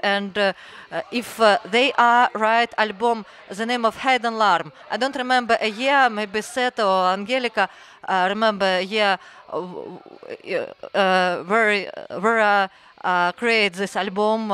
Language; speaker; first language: English; non-native, learner; Russian